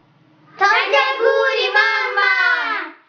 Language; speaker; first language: Italian; early bilingual, other home language; Russian